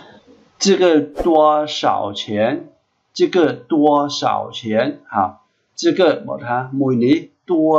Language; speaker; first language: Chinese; non-native, fluent; Khmer